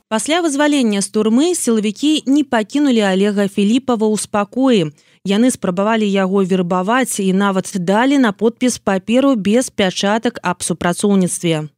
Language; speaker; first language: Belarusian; native; Belarusian